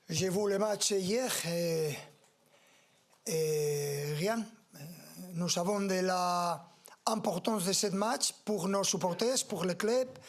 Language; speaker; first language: French; non-native, fluent; Spanish